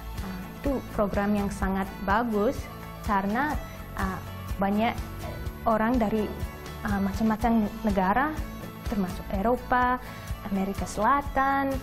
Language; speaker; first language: Indonesian; non-native, fluent; English